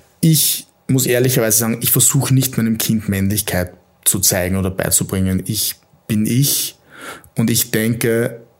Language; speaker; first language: German; native; German